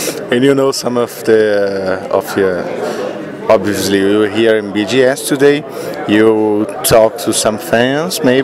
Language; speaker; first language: English; non-native, fluent; Portuguese